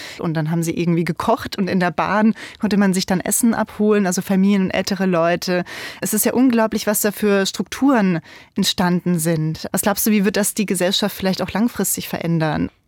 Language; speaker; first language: German; native; German